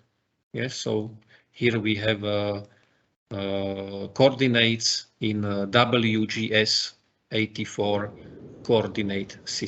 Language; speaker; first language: English; non-native, fluent; Slovak